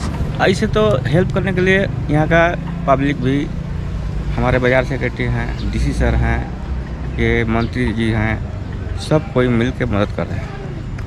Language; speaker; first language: Hindi; non-native, local second language; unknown